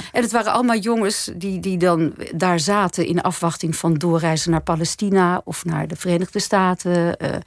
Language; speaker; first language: Dutch; native; Dutch